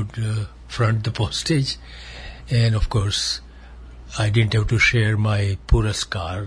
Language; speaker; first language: English; non-native, local second language; Gujarati